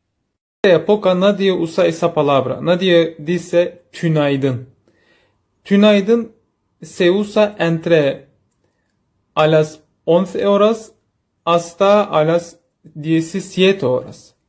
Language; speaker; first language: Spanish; non-native, learner; Turkish